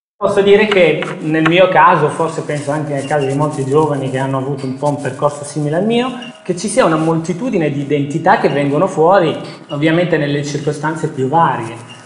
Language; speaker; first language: Italian; early bilingual, other home language; Arabic